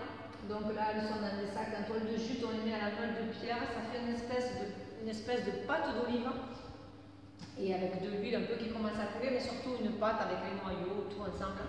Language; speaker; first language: French; native; French